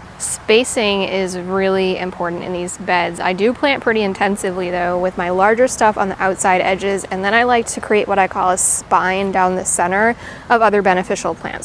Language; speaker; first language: English; native; English